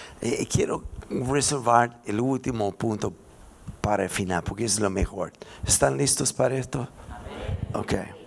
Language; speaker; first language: Spanish; non-native, fluent; English